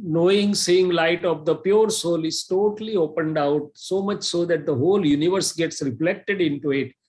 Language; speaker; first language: English; non-native, local second language; Gujarati